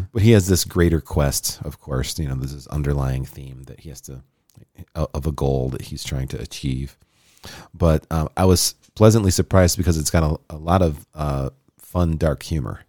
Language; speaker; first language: English; native; English